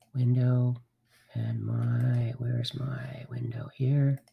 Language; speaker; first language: English; native; English